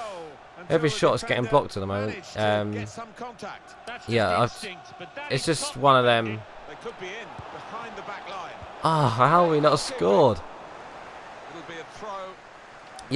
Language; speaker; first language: English; native; English